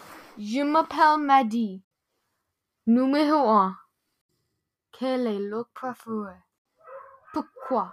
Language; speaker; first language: French; non-native, learner; English